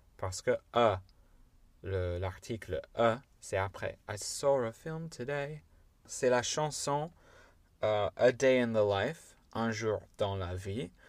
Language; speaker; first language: French; non-native, fluent; English